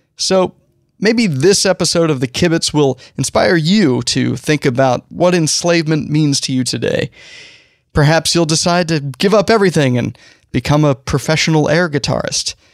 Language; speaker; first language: English; native; English